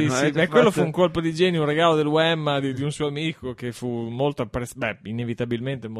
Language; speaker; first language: Italian; native; Italian